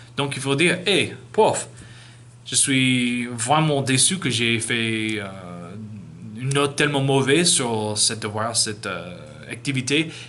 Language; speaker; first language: French; non-native, fluent; English